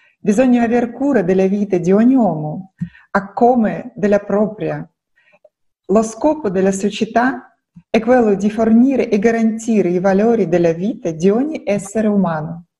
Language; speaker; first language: Italian; non-native, fluent; Russian